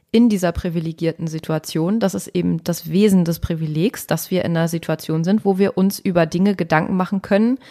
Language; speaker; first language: German; native; German